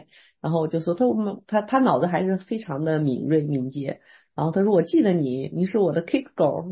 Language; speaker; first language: Chinese; native; Chinese